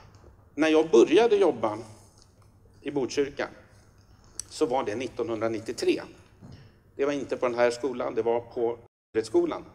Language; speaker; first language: Swedish; native; Swedish